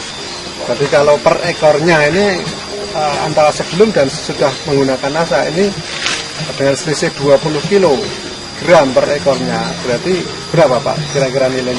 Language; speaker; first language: Indonesian; native; Indonesian